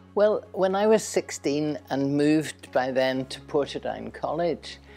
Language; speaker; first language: English; native; English